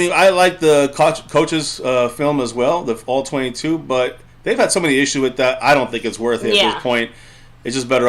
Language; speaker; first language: English; native; English